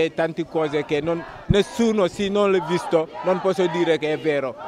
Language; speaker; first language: Italian; non-native, learner; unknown